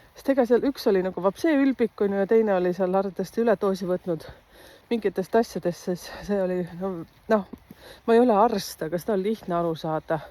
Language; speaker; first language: Estonian; native; Estonian